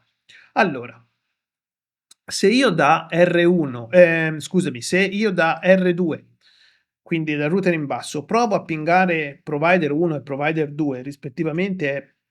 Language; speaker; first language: Italian; native; Italian